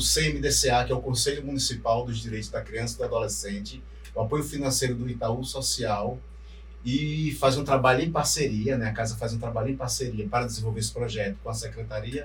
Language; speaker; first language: Portuguese; native; Portuguese